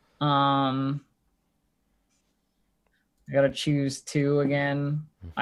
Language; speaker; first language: English; native; English